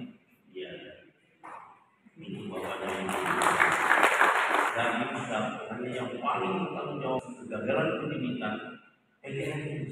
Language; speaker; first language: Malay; non-native, local second language; Javanese